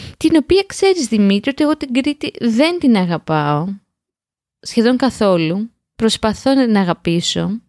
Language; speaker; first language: Greek; native; Greek